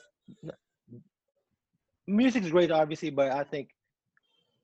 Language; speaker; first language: English; non-native, local second language; Filipino